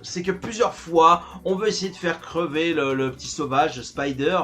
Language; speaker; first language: French; native; French